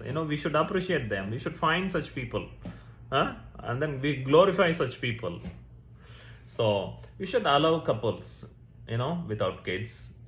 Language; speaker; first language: English; non-native, local second language; Tamil